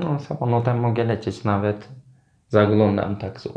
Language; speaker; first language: Polish; non-native, learner; Turkish